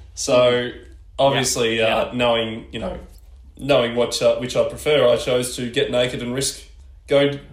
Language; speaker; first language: English; native; English